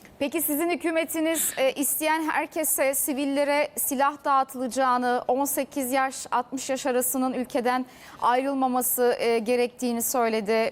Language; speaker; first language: Turkish; native; Turkish